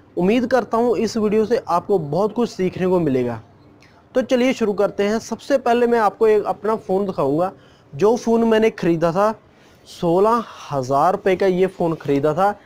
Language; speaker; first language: Hindi; non-native, local second language; Punjabi